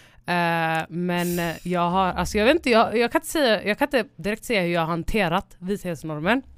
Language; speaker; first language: Swedish; early bilingual, other home language; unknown